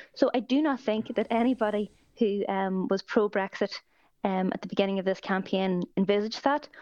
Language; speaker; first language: English; native; English